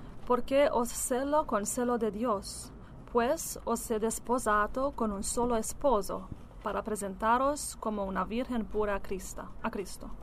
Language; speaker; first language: Spanish; non-native, learner; Italian